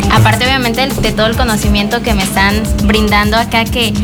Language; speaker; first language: Spanish; native; Spanish